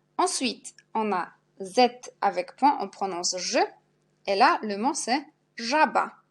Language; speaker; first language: French; non-native, fluent; Polish